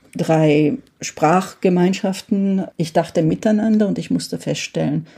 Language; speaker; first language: German; early bilingual, heritage; Hungarian